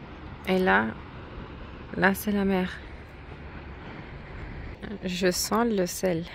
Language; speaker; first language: French; non-native, learner; English